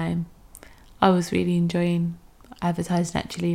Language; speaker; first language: English; native; English